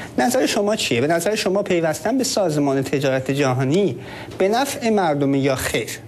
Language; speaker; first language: Persian; native; Persian